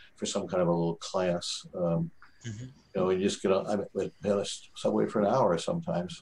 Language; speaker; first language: English; native; English